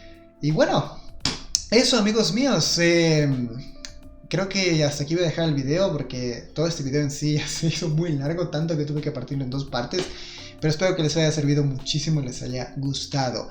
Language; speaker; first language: Spanish; native; Spanish